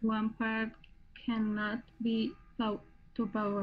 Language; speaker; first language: English; non-native, learner; Spanish